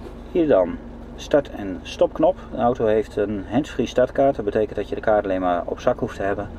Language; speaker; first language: Dutch; native; Dutch